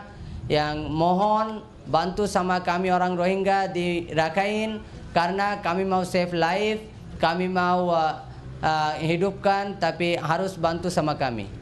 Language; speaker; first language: Indonesian; non-native, learner; Rohingya